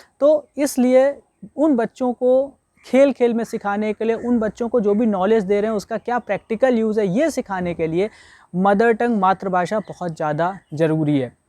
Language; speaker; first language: Hindi; native; Hindi